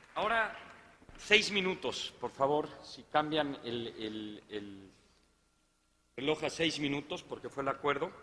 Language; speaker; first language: Spanish; native; Spanish